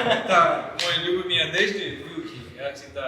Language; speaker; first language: Russian; non-native, learner; Malay